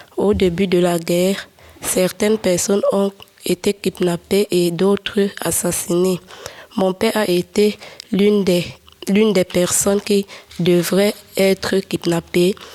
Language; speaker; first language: French; non-native, learner; Arabic